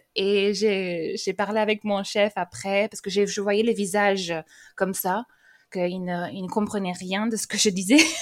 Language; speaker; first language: French; early bilingual, other home language; English